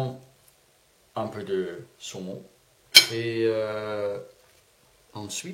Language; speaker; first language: French; non-native, learner; Danish